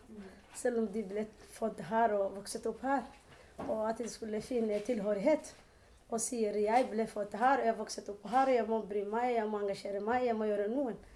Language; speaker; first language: Norwegian; non-native, learner; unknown